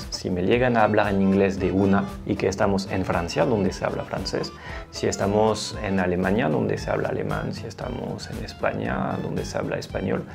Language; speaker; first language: Spanish; non-native, fluent; French